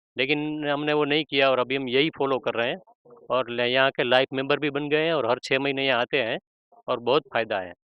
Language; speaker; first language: Hindi; non-native, local second language; Gujarati